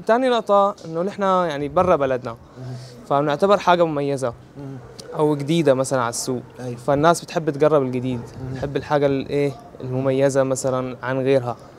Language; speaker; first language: Arabic; native; Arabic